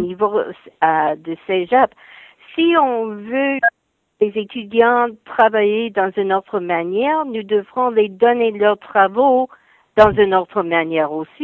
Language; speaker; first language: French; non-native, fluent; English